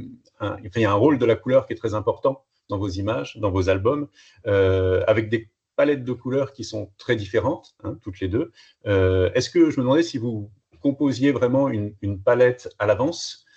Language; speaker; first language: French; native; French